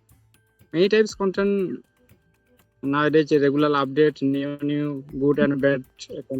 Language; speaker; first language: English; non-native, learner; Santali